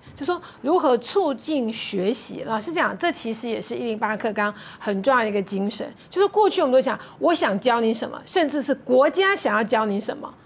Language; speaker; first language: Chinese; non-native, local second language; Min Nan Chinese